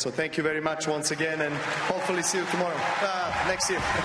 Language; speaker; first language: English; non-native, fluent; Serbian